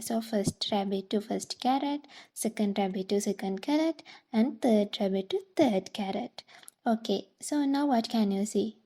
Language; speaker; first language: English; non-native, local second language; Sinhala